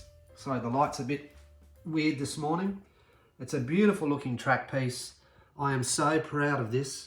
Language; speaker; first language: English; native; English